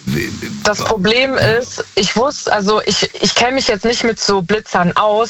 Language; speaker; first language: German; native; German